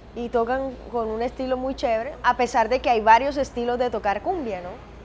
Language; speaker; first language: Spanish; native; Spanish